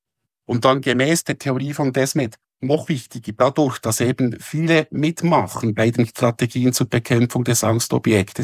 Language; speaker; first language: German; native; German